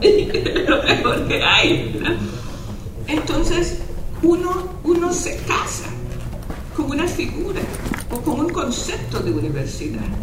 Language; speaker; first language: Spanish; non-native, local second language; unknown